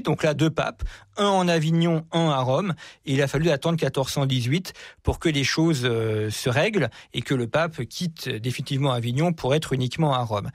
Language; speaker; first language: French; native; French